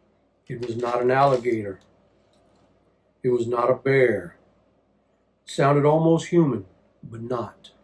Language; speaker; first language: English; native; English